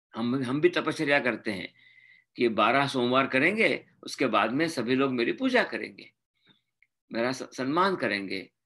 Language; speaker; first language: Hindi; non-native, local second language; Marathi